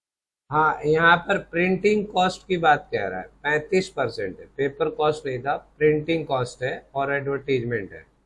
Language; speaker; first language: Hindi; native; Hindi